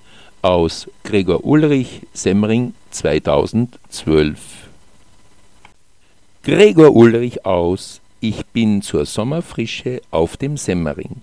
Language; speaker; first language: German; native; German